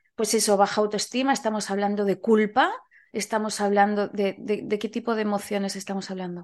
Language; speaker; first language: Spanish; non-native, local second language; Catalan